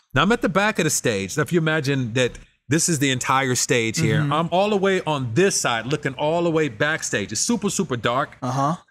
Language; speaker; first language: English; native; English